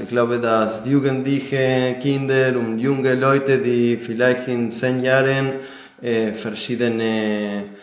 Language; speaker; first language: German; non-native, fluent; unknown